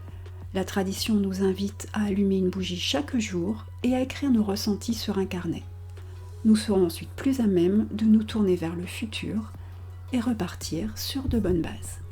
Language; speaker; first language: French; native; French